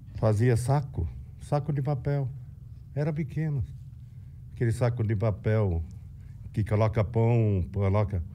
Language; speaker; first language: Portuguese; non-native, fluent; Arabic